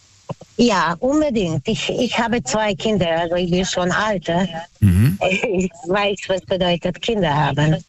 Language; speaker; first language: German; non-native, learner; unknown